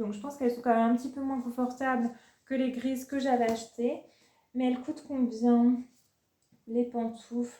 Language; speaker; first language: French; native; French